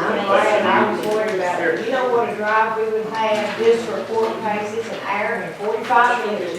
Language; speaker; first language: English; native; English